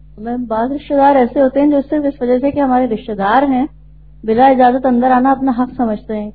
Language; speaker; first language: Urdu; native; Urdu